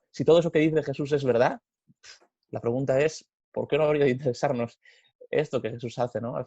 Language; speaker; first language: Spanish; native; Spanish